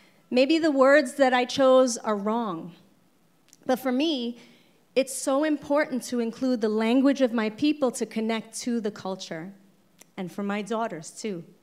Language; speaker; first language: English; native; English